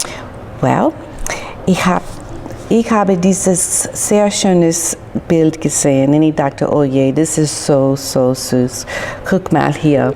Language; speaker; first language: German; non-native, learner; English